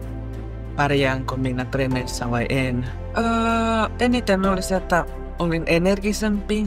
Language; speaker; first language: Finnish; non-native, fluent; Spanish